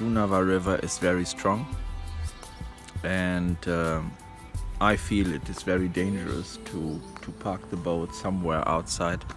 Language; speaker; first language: English; non-native, fluent; German